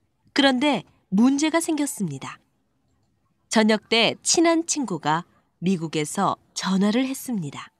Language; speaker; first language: Korean; non-native, learner; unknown